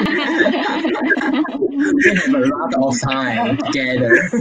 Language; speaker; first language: English; non-native, learner; Chinese